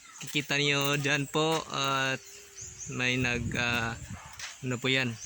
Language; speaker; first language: Filipino; non-native, local second language; Cebuano